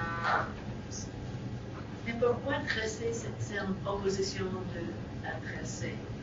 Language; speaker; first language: French; non-native, learner; English